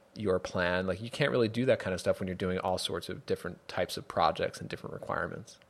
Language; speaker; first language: English; native; English